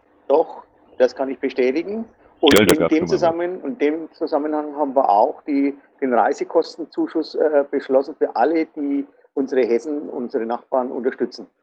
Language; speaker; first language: German; native; German